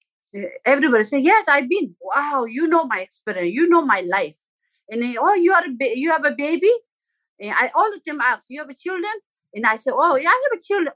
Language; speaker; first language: English; non-native, local second language; Sherpa